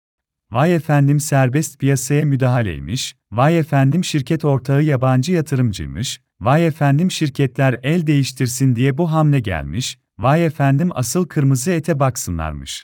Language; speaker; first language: Turkish; native; Turkish